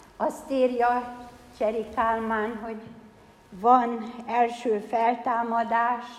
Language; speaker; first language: Hungarian; native; Hungarian